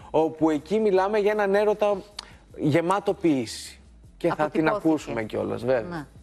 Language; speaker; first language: Greek; native; Greek